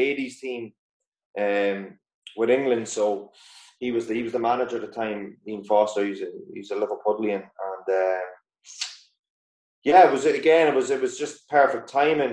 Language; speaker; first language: English; native; English